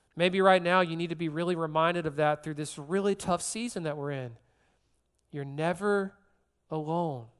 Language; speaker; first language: English; native; English